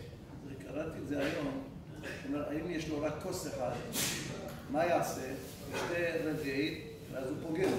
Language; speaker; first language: Hebrew; native; Hebrew